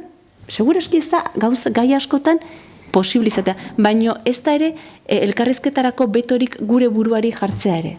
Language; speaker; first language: Basque; native; Basque